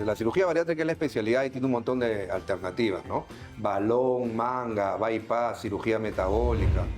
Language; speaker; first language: Spanish; native; Spanish